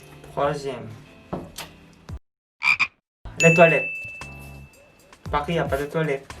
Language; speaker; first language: French; non-native, learner; Korean